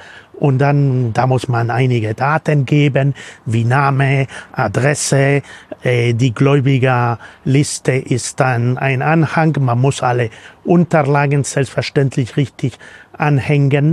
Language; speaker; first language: German; non-native, fluent; Spanish